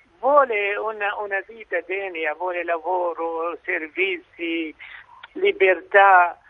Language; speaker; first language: Italian; non-native, fluent; Arabic